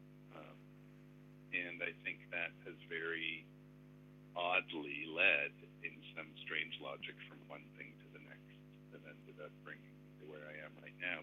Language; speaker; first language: English; native; English